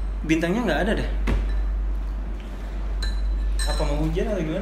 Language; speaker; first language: Indonesian; native; Indonesian